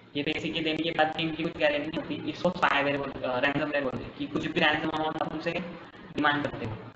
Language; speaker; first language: Hindi; non-native, local second language; Marathi